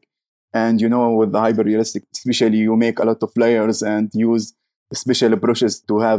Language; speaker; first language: English; non-native, learner; Arabic